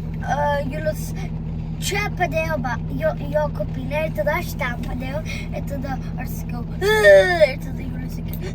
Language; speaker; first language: Lithuanian; early bilingual, heritage; Lithuanian